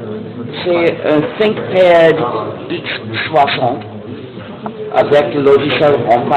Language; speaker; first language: French; non-native, fluent; English